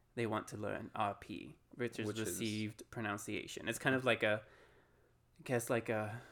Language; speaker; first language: English; early bilingual, other home language; Spanish